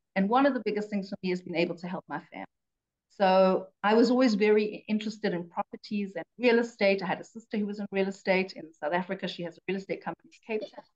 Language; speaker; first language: English; native; English